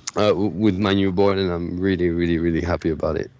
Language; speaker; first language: English; non-native, fluent; French